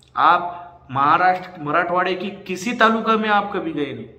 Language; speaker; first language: Hindi; non-native, local second language; Marathi